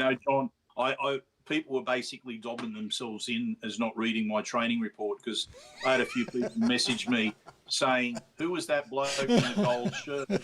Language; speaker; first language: English; native; English